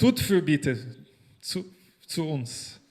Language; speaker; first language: German; non-native, fluent; Portuguese